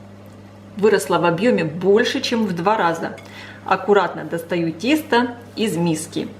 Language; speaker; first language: Russian; native; Russian